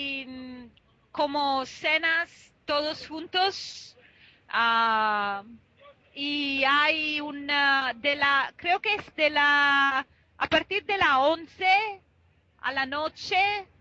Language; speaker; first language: Spanish; non-native, fluent; Italian